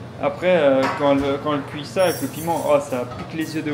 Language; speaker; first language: French; native; French